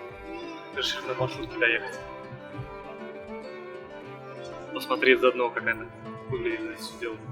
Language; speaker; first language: Russian; native; Russian